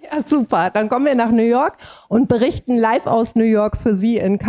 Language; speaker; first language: German; native; German